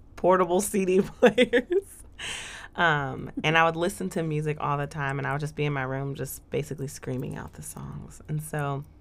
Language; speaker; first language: English; native; English